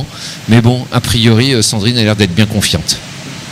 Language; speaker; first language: French; native; French